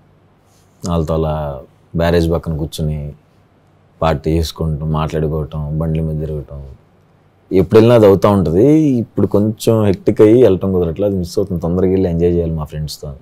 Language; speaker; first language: Telugu; native; Telugu